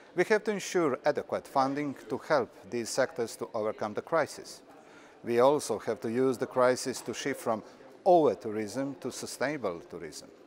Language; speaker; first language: English; non-native, fluent; Croatian